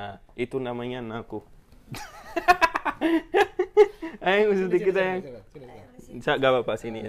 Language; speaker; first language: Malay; non-native, fluent; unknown